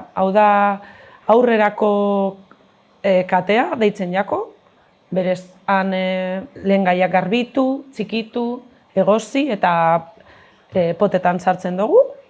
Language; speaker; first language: Basque; non-native, local second language; Spanish